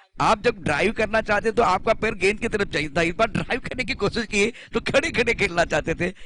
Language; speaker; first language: Hindi; non-native, local second language; Marathi